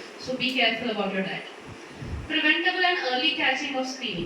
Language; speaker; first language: English; non-native, local second language; Malayalam